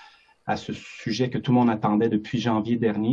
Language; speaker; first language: French; native; French